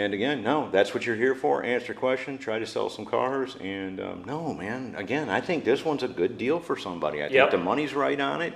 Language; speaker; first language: English; native; English